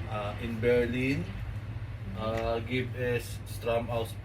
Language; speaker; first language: German; non-native, learner; Filipino